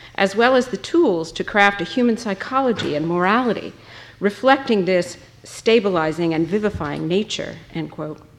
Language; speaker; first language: English; native; English